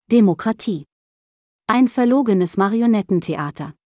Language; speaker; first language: German; native; German